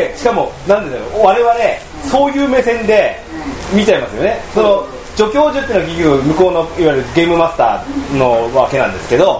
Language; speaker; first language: Japanese; native; Japanese